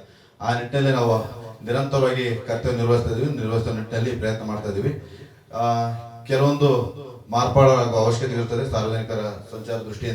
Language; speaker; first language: Kannada; native; Kannada